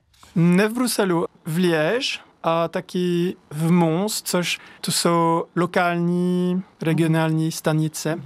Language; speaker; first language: Czech; non-native, learner; French